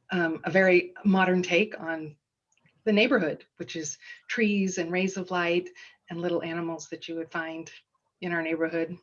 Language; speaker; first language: English; non-native, fluent; Danish